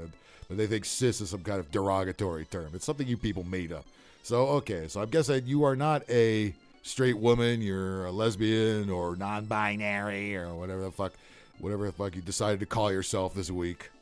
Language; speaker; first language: English; native; English